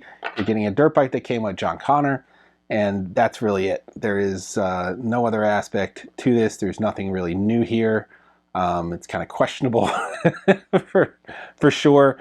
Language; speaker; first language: English; native; English